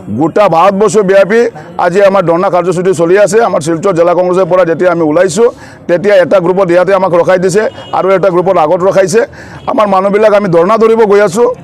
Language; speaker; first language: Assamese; non-native, local second language; Bangla